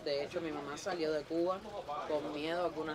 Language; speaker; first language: Spanish; native; Spanish